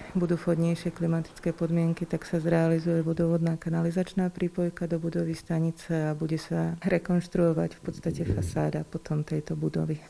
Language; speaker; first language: Slovak; native; Slovak